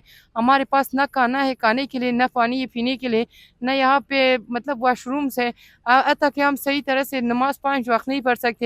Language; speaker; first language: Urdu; non-native, fluent; Persian